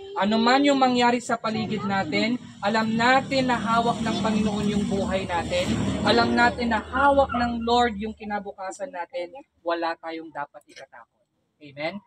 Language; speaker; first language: Filipino; non-native, local second language; Iloko